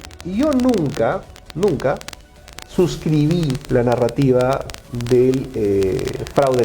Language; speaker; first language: Spanish; native; Spanish